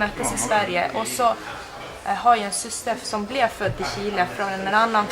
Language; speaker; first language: Norwegian; non-native, fluent; Spanish